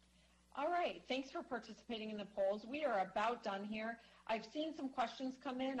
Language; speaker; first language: English; native; English